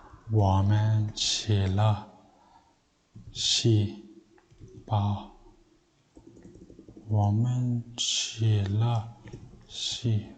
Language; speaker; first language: Chinese; non-native, fluent; Mongolian